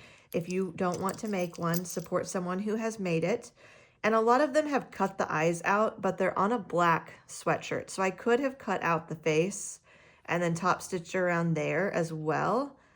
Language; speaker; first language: English; native; English